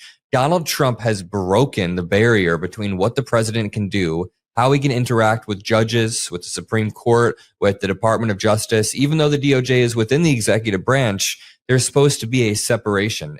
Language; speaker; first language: English; native; English